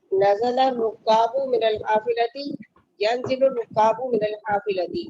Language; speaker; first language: Arabic; non-native, learner; Urdu